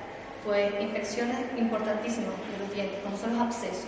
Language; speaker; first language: Spanish; native; Spanish